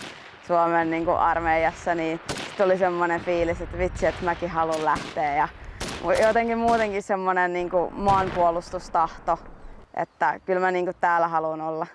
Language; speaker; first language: Finnish; native; Finnish